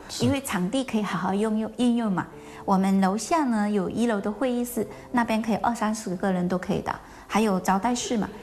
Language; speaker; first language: Chinese; native; Chinese